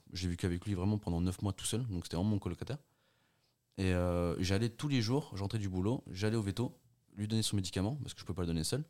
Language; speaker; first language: French; early bilingual, other home language; Portuguese